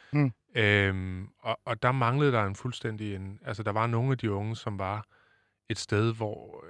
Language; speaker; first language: Danish; native; Danish